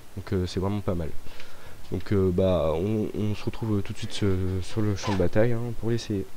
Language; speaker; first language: French; native; French